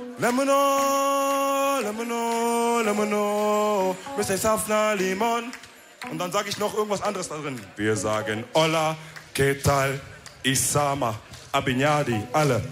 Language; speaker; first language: German; early bilingual, other home language; Wolof